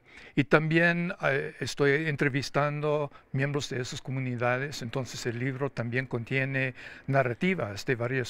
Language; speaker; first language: Spanish; non-native, fluent; English